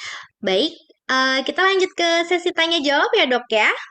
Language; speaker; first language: Indonesian; native; Indonesian